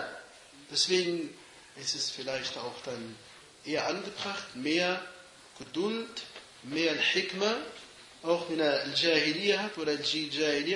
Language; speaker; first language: German; non-native, fluent; Arabic